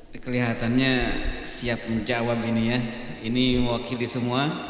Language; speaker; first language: Indonesian; native; Indonesian